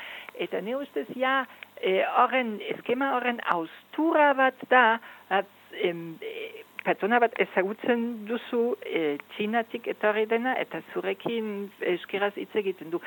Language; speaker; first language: Basque; non-native, fluent; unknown